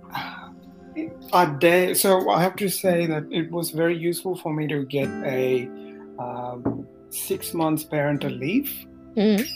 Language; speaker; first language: English; non-native, local second language; Tamil